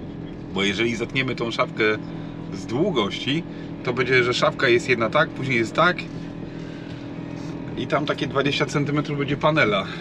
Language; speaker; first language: Polish; native; Polish